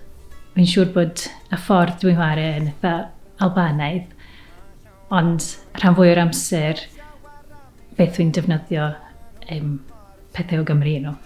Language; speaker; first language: Welsh; early bilingual, heritage; Welsh